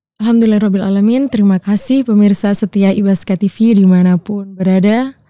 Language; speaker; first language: Indonesian; native; Indonesian